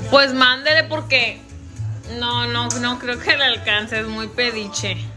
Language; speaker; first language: Spanish; native; Spanish